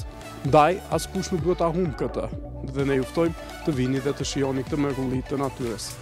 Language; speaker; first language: Albanian; native; Albanian